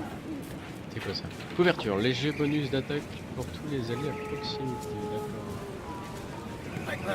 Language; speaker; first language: French; native; French